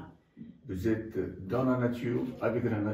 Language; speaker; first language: French; non-native, fluent; Japanese